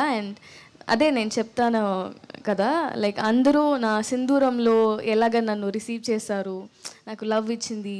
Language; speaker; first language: Telugu; non-native, fluent; Tamil